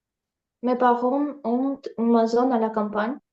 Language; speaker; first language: French; non-native, learner; Ukrainian